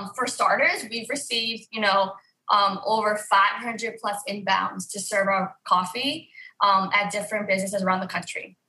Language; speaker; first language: English; early bilingual, other home language; Vietnamese